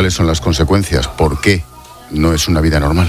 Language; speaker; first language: Spanish; native; Spanish